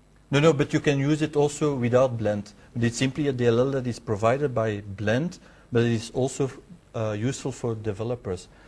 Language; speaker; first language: English; non-native, fluent; Dutch